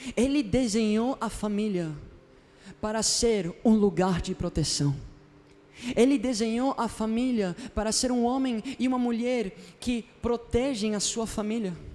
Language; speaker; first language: Portuguese; non-native, fluent; Spanish